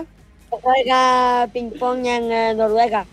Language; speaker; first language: Spanish; early bilingual, heritage; Norwegian